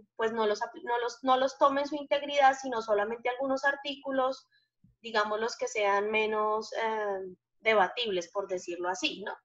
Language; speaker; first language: Spanish; native; Spanish